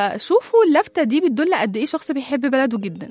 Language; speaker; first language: Arabic; native; Arabic